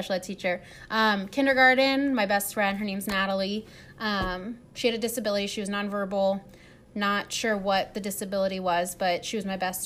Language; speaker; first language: English; native; English